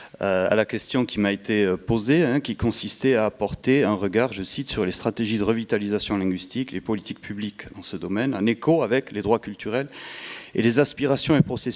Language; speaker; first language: French; native; French